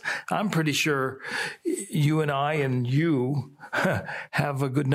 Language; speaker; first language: English; native; English